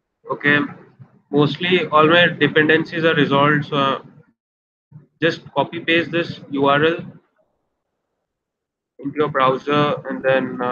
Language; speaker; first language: English; non-native, local second language; Hindi